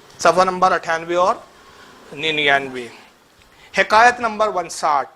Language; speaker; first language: Urdu; native; Urdu